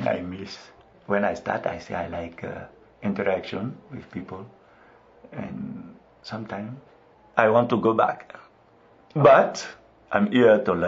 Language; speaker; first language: English; non-native, local second language; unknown